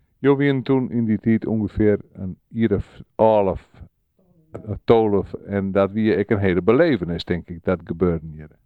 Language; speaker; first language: Dutch; non-native, local second language; Western Frisian